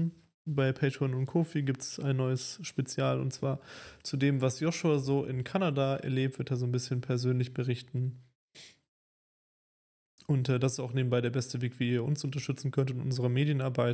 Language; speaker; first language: German; native; German